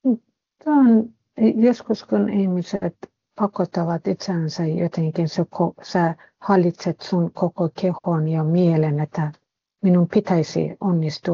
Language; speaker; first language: Finnish; non-native, fluent; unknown